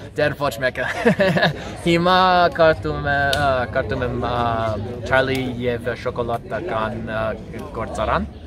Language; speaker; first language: Armenian; non-native, learner; English